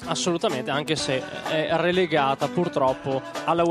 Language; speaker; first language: Italian; native; Italian